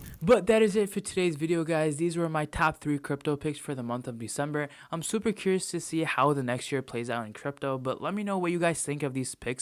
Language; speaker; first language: English; native; English